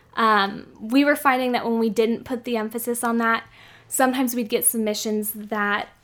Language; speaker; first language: English; native; English